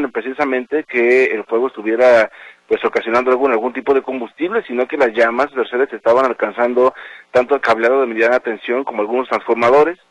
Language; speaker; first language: Spanish; native; Spanish